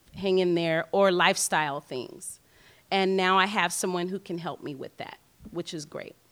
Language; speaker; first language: English; native; English